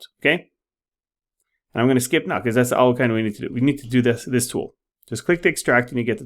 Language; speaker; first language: English; non-native, fluent; Norwegian